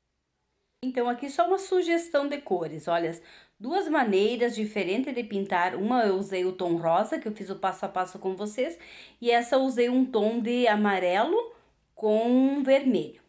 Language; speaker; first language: Portuguese; native; Portuguese